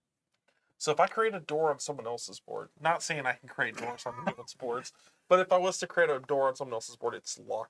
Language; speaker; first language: English; native; English